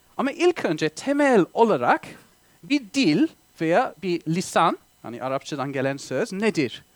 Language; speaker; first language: Turkish; non-native, fluent; English